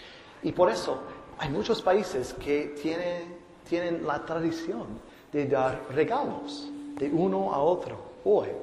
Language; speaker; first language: Spanish; non-native, fluent; English